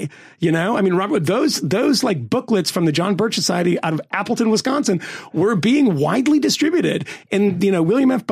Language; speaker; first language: English; native; English